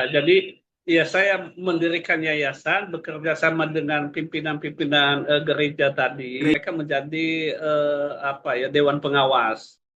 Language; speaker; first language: Indonesian; non-native, local second language; Nias